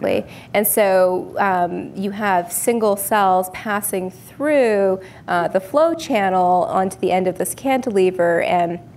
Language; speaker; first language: English; native; English